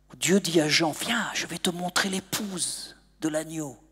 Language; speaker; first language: French; native; French